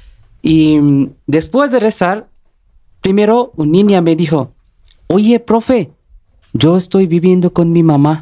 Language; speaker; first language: Spanish; non-native, learner; Bangla